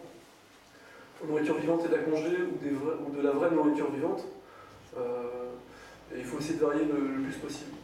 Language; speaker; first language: French; native; French